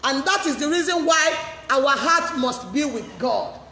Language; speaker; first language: English; non-native, local second language; Yoruba